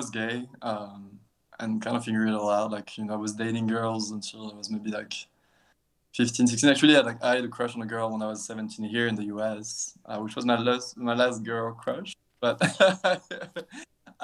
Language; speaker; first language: English; non-native, fluent; French